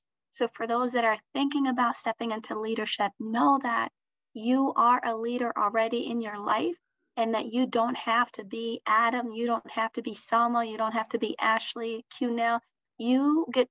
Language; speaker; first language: English; early bilingual, other home language; Somali